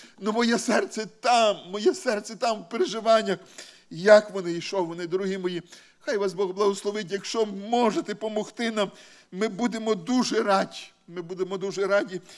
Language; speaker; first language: Ukrainian; native; Ukrainian